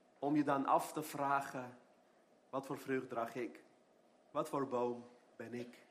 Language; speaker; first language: Dutch; non-native, fluent; Armenian